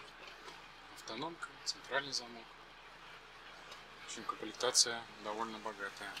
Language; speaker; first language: Russian; native; Russian